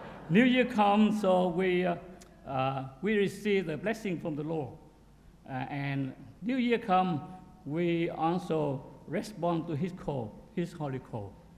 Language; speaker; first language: English; non-native, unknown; Vietnamese